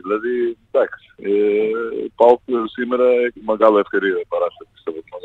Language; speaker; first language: Greek; non-native, learner; Portuguese